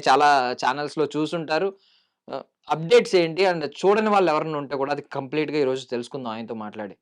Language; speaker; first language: Telugu; native; Telugu